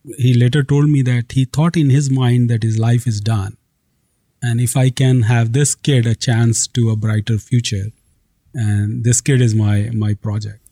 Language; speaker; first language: English; non-native, local second language; Hindi